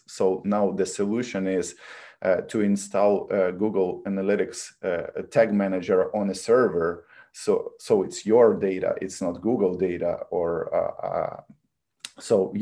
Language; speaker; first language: English; non-native, fluent; Ukrainian